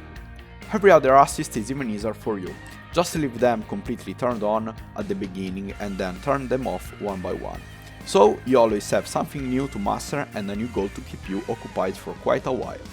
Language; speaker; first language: English; non-native, fluent; German